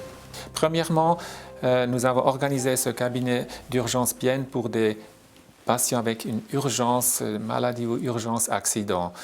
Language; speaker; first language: French; non-native, local second language; German